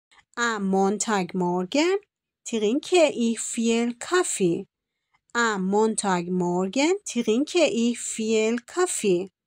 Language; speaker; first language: German; non-native, fluent; Persian